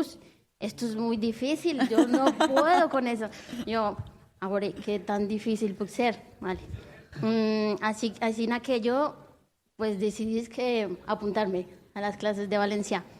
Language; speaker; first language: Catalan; non-native, learner; Spanish